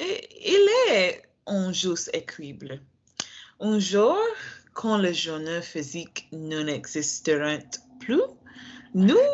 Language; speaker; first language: French; non-native, learner; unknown